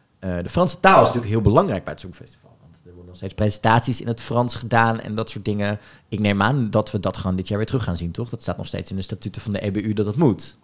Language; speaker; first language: Dutch; native; Dutch